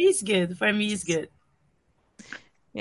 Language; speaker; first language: English; non-native, learner; Portuguese